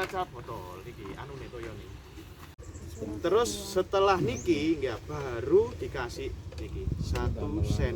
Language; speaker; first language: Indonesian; non-native, local second language; Javanese